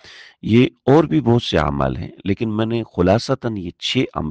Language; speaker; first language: Urdu; native; Urdu